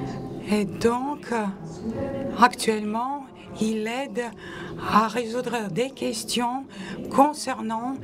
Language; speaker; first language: French; non-native, local second language; Latvian